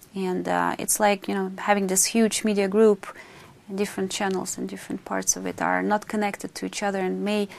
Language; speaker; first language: English; non-native, fluent; Russian